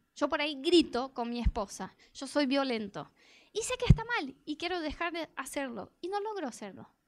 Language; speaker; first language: Spanish; non-native, fluent; Portuguese